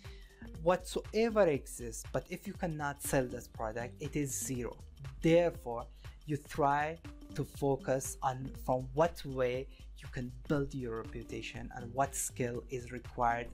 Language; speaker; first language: English; non-native, fluent; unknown